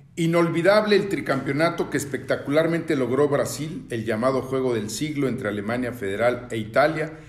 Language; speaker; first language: Spanish; native; Spanish